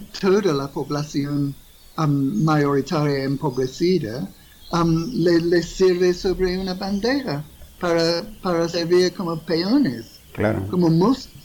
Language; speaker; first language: Spanish; non-native, fluent; English